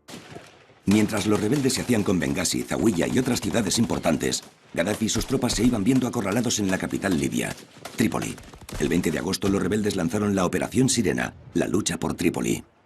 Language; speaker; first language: Spanish; native; Spanish